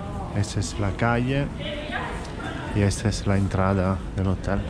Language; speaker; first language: Spanish; non-native, fluent; Italian